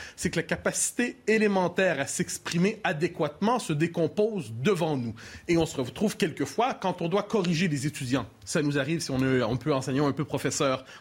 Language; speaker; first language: French; native; French